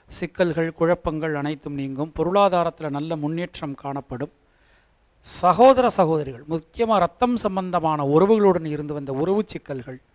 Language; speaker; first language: Tamil; native; Tamil